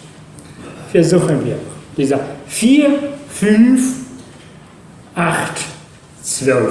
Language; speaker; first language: German; non-native, fluent; Chinese